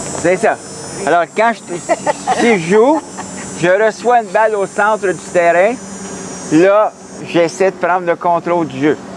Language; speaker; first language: French; native; French